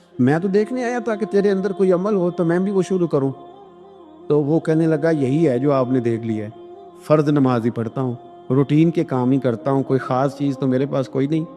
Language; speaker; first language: Urdu; non-native, local second language; Punjabi